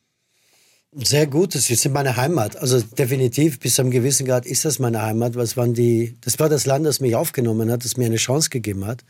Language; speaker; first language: German; non-native, fluent; Persian